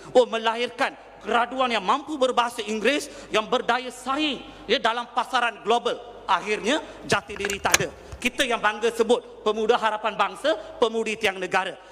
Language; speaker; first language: Malay; non-native, local second language; Tamil